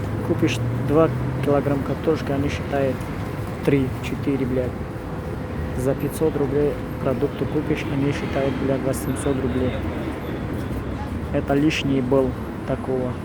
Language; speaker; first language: Russian; non-native, learner; Tajik